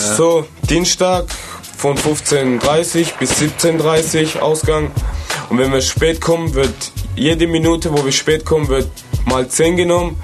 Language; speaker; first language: German; native; German